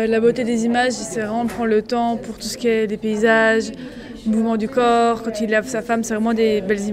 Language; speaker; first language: French; native; French